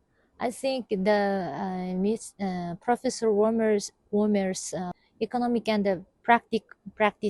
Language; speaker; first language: English; non-native, fluent; Kazakh